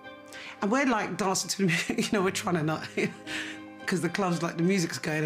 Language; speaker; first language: English; native; English